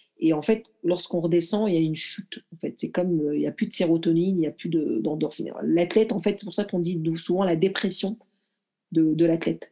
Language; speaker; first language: French; early bilingual, other home language; Arabic